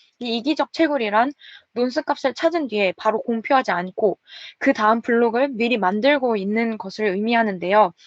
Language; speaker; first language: Korean; native; Korean